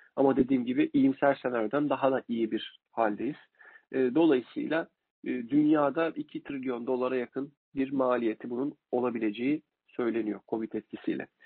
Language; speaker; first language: Turkish; native; Turkish